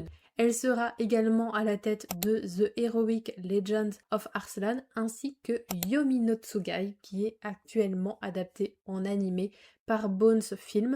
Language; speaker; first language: French; native; French